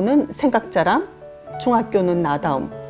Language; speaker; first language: Korean; native; Korean